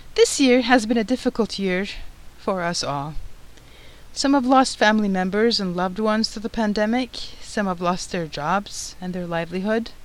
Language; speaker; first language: English; non-native, fluent; Turkish